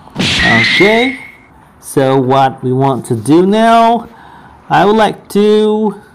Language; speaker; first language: English; non-native, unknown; Indonesian